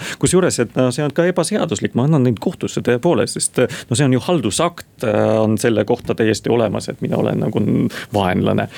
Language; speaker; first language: Estonian; non-native, local second language; Russian